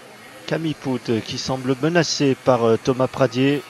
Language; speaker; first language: French; native; French